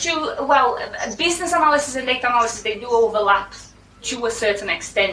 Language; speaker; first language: English; non-native, fluent; Portuguese